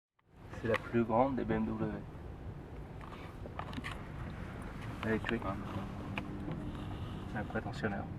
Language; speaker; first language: French; native; French